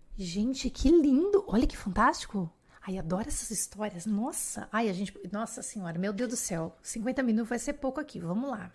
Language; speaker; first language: Portuguese; native; Portuguese